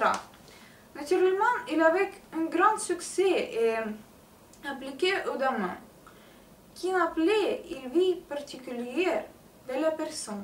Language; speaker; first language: French; non-native, learner; Russian